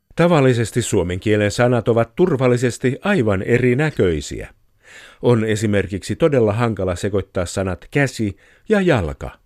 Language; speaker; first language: Finnish; native; Finnish